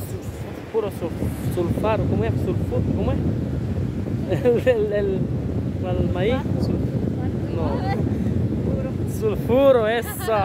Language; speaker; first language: Spanish; native; Spanish